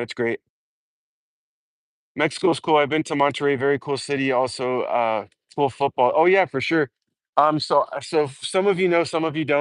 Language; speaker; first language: English; native; English